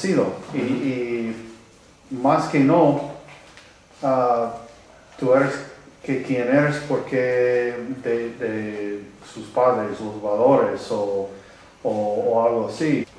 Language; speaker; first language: Spanish; non-native, learner; English